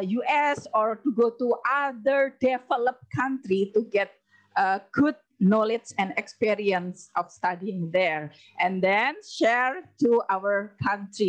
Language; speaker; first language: English; non-native, learner; Indonesian